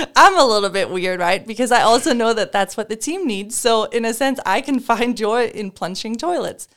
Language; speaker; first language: English; non-native, fluent; Danish